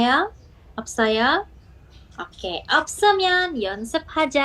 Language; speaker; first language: Korean; non-native, fluent; Indonesian